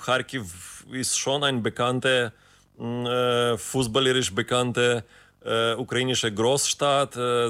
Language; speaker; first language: German; non-native, fluent; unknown